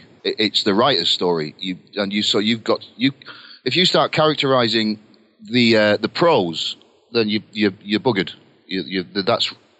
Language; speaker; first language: English; native; English